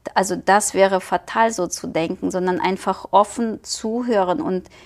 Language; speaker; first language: German; non-native, fluent; Ukrainian